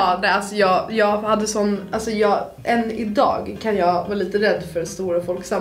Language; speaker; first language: Swedish; native; Swedish